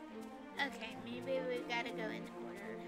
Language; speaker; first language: English; native; English